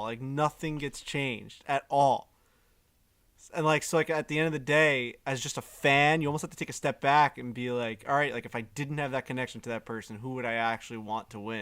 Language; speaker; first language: English; native; English